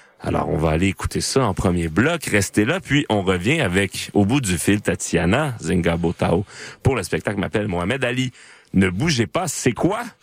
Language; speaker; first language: French; native; French